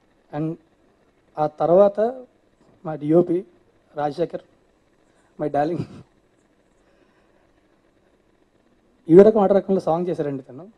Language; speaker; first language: Telugu; native; Telugu